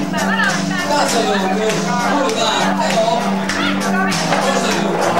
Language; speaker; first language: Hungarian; non-native, learner; Italian